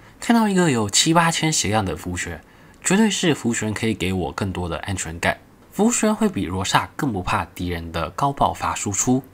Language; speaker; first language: Chinese; native; Chinese